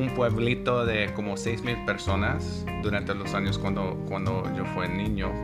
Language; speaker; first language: Spanish; non-native, learner; English